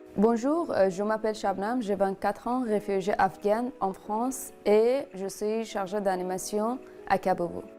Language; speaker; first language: French; non-native, fluent; Persian